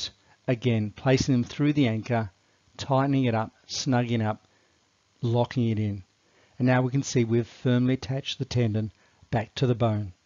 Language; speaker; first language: English; native; English